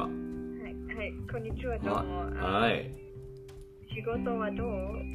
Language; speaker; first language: Japanese; non-native, learner; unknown